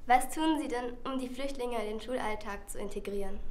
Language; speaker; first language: German; native; German